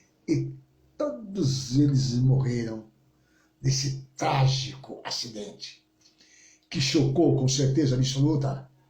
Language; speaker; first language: Portuguese; native; Portuguese